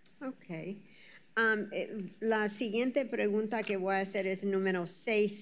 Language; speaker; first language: Spanish; early bilingual, heritage; Spanish